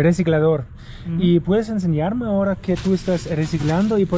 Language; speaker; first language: Spanish; non-native, fluent; German